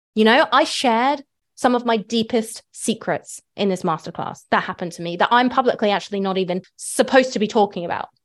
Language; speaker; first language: English; native; English